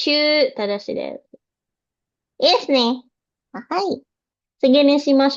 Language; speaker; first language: Japanese; non-native, fluent; Indonesian